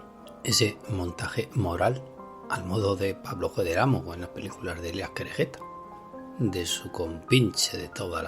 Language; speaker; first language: Spanish; native; Spanish